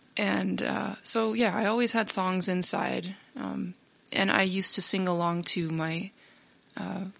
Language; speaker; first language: English; native; English